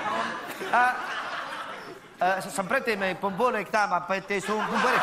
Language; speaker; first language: Indonesian; native; Indonesian